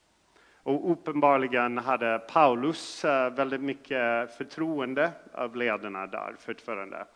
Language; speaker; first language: Swedish; non-native, fluent; English